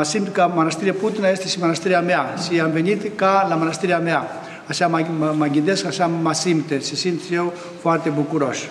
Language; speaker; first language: Romanian; non-native, fluent; Greek